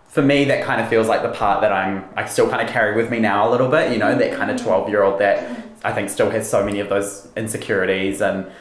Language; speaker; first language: English; native; English